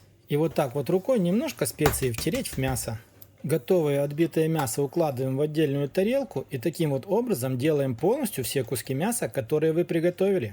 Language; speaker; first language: Russian; native; Russian